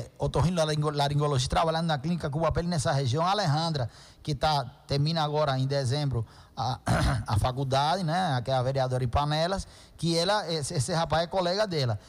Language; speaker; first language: Portuguese; non-native, fluent; Spanish